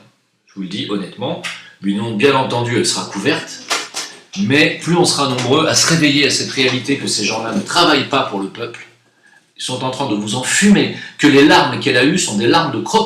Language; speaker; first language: French; native; French